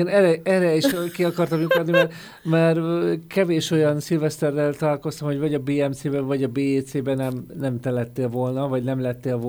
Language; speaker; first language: Hungarian; native; Hungarian